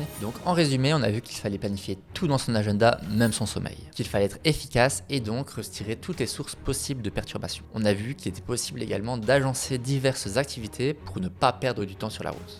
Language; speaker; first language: French; native; French